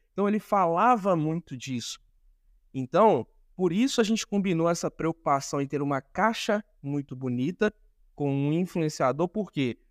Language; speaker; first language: Portuguese; native; Portuguese